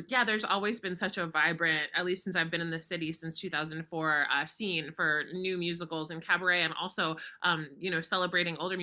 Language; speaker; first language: English; native; English